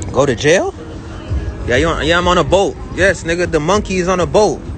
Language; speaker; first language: English; native; English